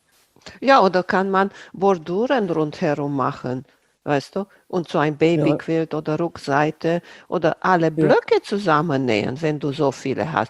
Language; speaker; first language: German; non-native, fluent; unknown